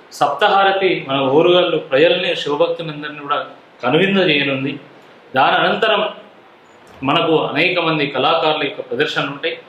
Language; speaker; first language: Telugu; native; Telugu